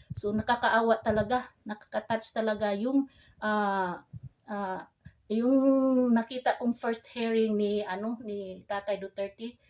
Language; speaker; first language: Filipino; non-native, local second language; Cebuano